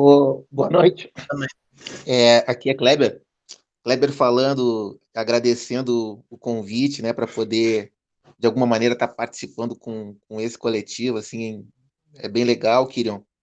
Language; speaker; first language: Portuguese; native; Portuguese